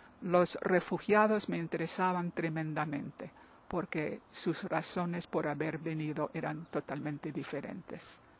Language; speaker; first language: Spanish; non-native, fluent; English